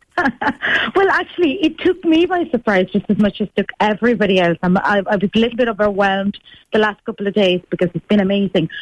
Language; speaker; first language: English; non-native, fluent; Spanish